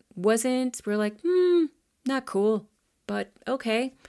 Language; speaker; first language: English; native; English